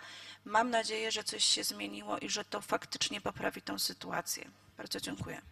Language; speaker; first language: Polish; native; Polish